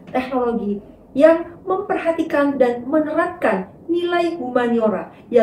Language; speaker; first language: Indonesian; native; Indonesian